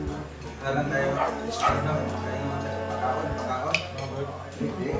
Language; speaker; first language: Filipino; non-native, local second language; Cebuano